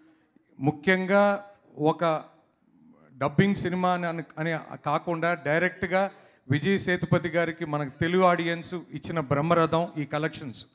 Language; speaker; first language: Telugu; native; Telugu